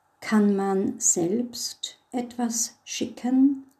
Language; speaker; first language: German; non-native, fluent; English